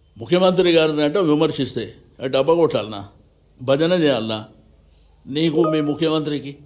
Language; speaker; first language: Telugu; native; Telugu